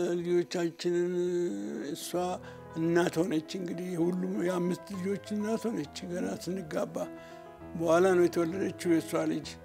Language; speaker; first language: Amharic; non-native, local second language; Oromo